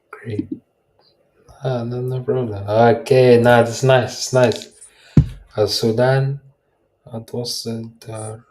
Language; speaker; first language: English; early bilingual, heritage; Arabic